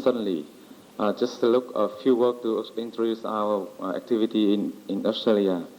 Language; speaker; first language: English; non-native, learner; Vietnamese